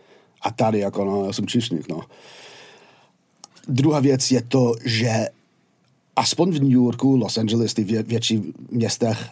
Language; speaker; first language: Czech; non-native, fluent; English